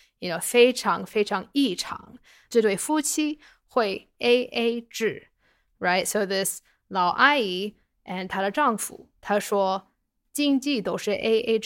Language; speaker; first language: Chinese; non-native, fluent; English